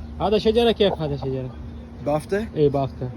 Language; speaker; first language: Arabic; non-native, learner; Bangla